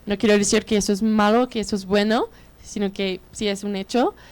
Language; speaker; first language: Spanish; non-native, fluent; English